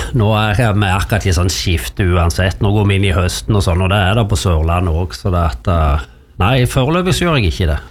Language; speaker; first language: Norwegian; native; Norwegian